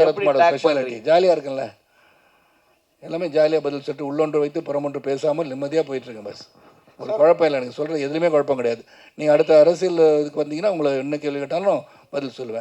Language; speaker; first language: Tamil; native; Tamil